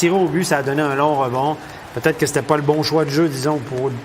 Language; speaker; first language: French; native; French